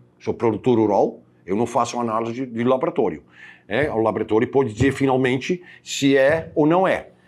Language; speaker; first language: Portuguese; non-native, fluent; Dutch